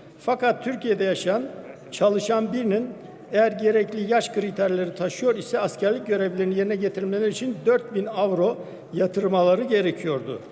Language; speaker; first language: Turkish; non-native, local second language; Kurdish